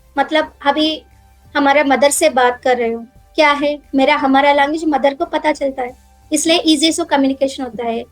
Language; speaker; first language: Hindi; non-native, local second language; Telugu